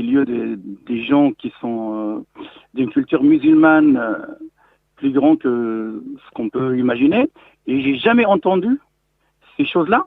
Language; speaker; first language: French; non-native, local second language; Arabic